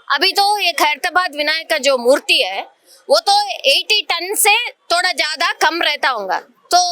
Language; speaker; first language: Hindi; non-native, local second language; Telugu